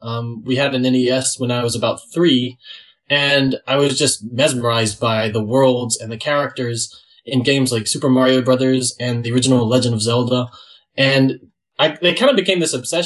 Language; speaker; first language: English; native; English